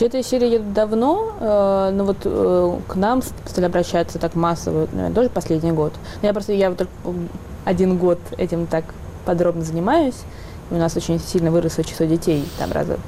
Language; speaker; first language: Russian; native; Russian